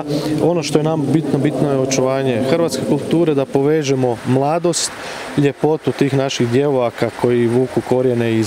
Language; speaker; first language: Croatian; native; Croatian